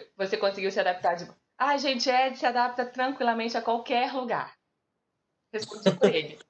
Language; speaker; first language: Portuguese; native; Portuguese